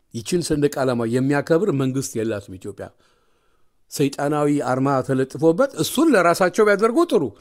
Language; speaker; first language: Amharic; native; Amharic